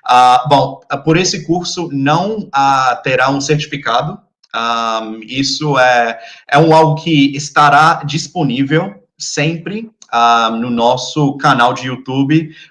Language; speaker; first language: Portuguese; non-native, fluent; English